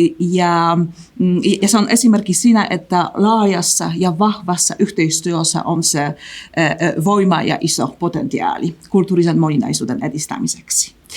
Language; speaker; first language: Finnish; non-native, fluent; Polish